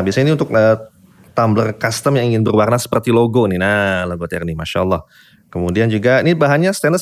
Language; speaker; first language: Indonesian; native; Indonesian